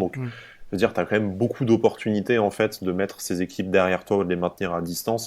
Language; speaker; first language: French; native; French